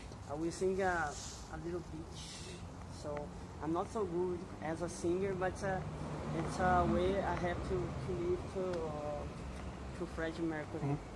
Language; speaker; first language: English; non-native, learner; Portuguese